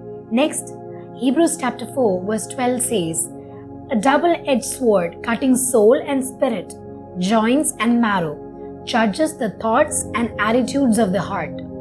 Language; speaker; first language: English; non-native, local second language; Malayalam